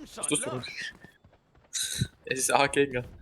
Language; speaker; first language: German; native; German